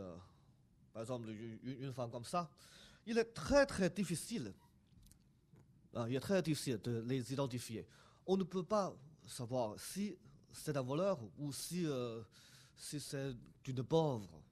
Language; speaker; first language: French; non-native, fluent; Chinese